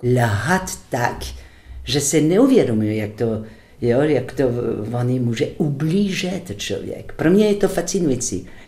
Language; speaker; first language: Czech; non-native, fluent; French